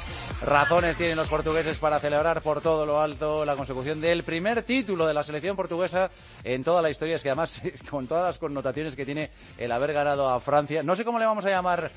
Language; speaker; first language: Spanish; native; Spanish